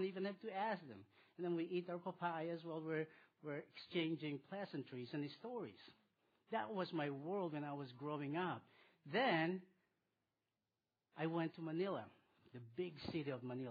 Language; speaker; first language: English; non-native, local second language; Filipino